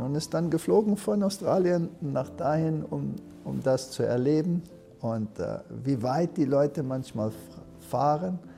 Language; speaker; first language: German; early bilingual, heritage; German